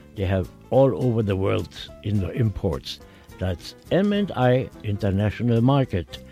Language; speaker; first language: English; non-native, fluent; German